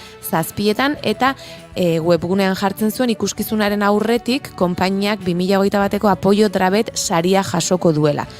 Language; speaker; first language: Basque; native; Basque